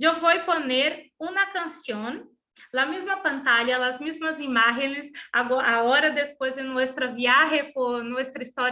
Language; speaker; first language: Spanish; non-native, learner; Portuguese